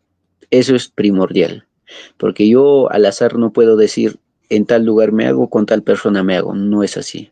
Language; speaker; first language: Spanish; non-native, local second language; Quechua